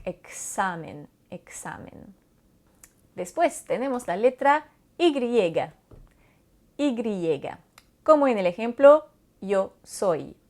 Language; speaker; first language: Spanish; non-native, fluent; French